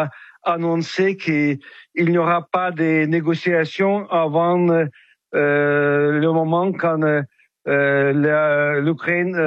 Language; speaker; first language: French; non-native, fluent; Ukrainian